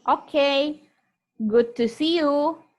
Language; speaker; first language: English; non-native, fluent; Indonesian